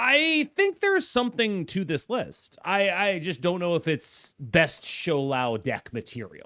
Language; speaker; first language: English; native; English